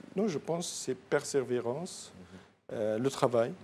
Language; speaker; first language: French; non-native, local second language; Arabic